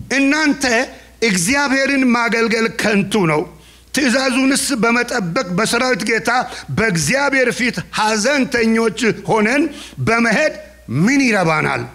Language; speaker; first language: Amharic; non-native, local second language; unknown